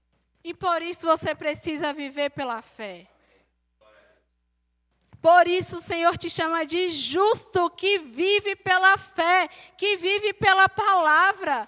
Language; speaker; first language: Portuguese; native; Portuguese